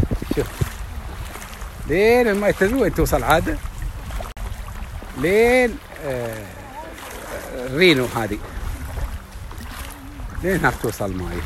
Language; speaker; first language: Arabic; native; Arabic